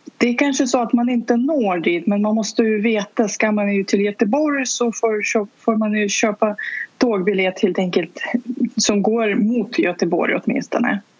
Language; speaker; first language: Swedish; non-native, fluent; Russian